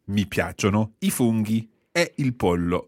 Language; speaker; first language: Italian; non-native, fluent; English